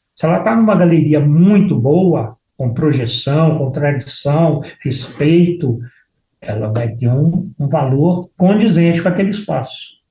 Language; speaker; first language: Portuguese; native; Portuguese